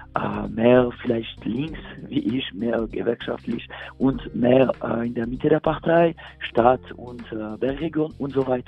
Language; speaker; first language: German; non-native, local second language; French